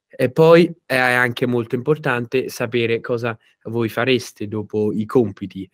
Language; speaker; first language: Italian; native; Italian